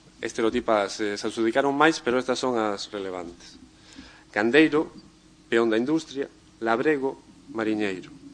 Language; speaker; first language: Galician; non-native, local second language; Spanish